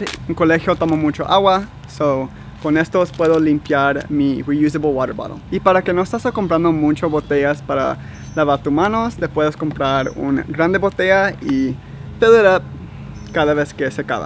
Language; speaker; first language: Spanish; early bilingual, heritage; Spanish